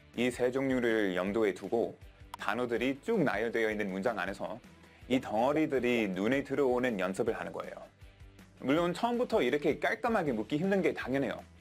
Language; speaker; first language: Korean; non-native, fluent; English